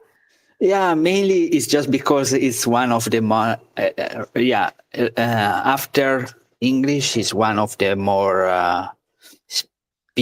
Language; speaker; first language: English; non-native, learner; Italian